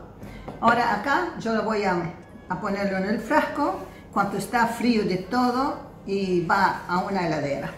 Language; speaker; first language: Spanish; non-native, fluent; Arabic